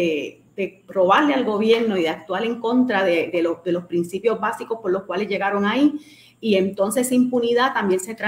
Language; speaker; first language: Spanish; native; Spanish